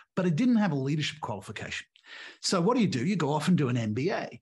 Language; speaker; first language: English; native; English